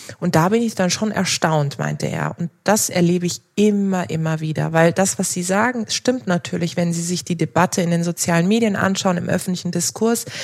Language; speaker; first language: German; early bilingual, other home language; Turkish